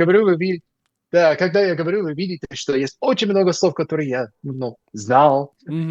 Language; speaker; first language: Russian; non-native, learner; English